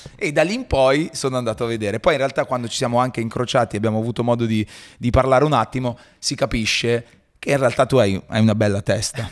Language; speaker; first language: Italian; native; Italian